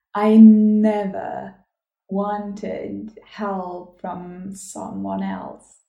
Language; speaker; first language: English; non-native, fluent; German